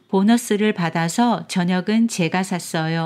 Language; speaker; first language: Korean; non-native, fluent; Chinese